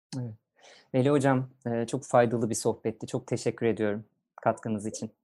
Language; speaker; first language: Turkish; native; Turkish